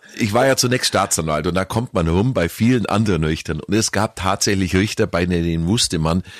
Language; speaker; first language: German; native; German